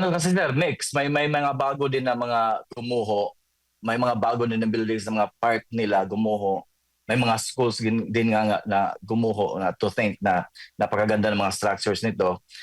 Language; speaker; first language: Filipino; non-native, local second language; Cebuano